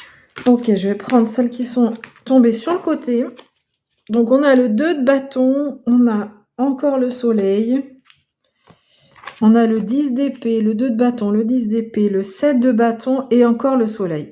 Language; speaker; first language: French; native; French